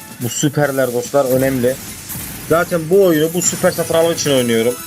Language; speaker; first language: Turkish; native; Turkish